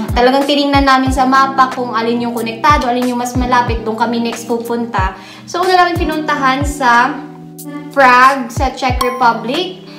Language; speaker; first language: Filipino; native; Filipino